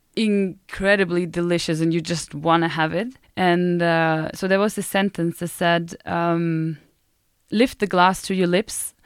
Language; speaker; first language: English; non-native, fluent; German